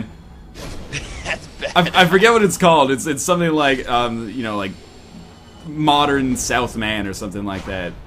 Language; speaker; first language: English; native; English